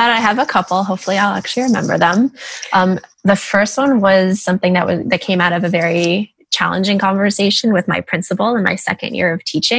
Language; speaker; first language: English; native; English